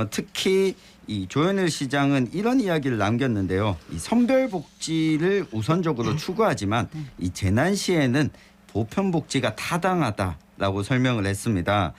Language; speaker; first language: Korean; native; Korean